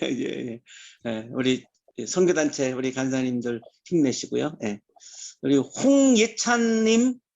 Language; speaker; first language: Korean; native; Korean